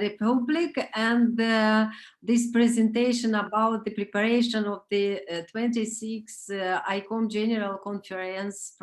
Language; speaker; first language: English; non-native, learner; Romanian